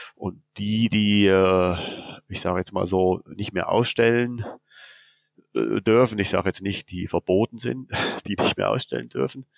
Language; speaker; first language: German; native; German